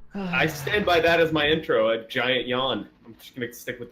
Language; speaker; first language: English; native; English